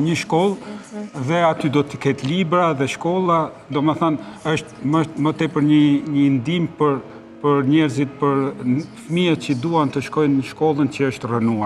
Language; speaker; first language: Albanian; native; Albanian